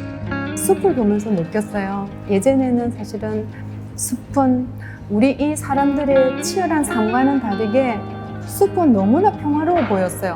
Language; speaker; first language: Korean; native; Korean